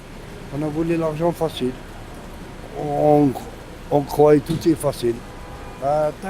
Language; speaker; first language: French; non-native, local second language; Arabic